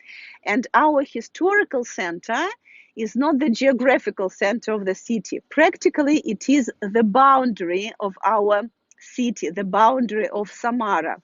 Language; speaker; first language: English; non-native, fluent; Russian